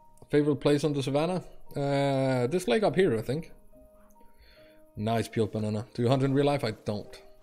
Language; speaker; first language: English; non-native, fluent; Danish